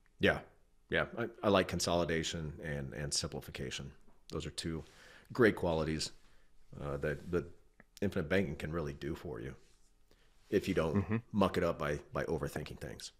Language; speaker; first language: English; native; English